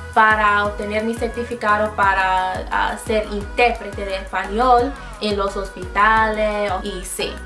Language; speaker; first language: Spanish; non-native, fluent; English